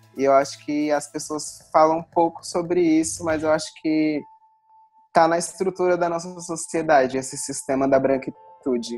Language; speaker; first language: Portuguese; native; Portuguese